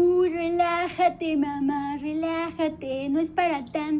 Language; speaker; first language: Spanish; non-native, fluent; English